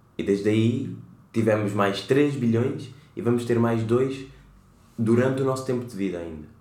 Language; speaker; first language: Portuguese; native; Portuguese